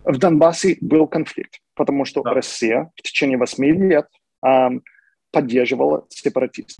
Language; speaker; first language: Russian; non-native, fluent; English